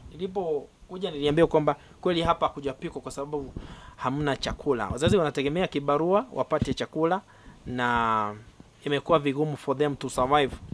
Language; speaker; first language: Swahili; non-native, local second language; Gusii